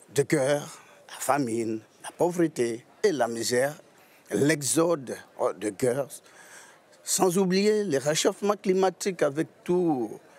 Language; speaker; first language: French; non-native, local second language; Lingala